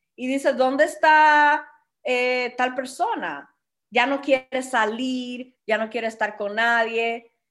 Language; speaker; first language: Spanish; native; Spanish